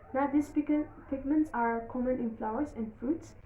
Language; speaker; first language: English; non-native, local second language; Amharic